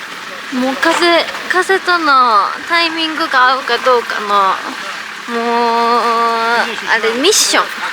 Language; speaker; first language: Japanese; native; Japanese